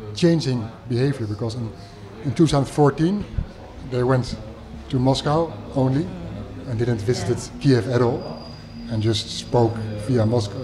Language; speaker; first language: English; non-native, fluent; Dutch